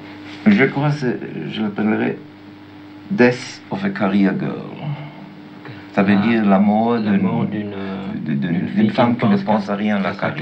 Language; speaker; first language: French; non-native, learner; German